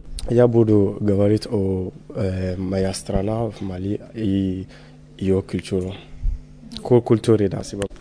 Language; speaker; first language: Russian; non-native, learner; Bambara